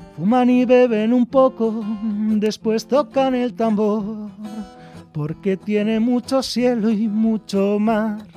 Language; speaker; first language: Spanish; native; Spanish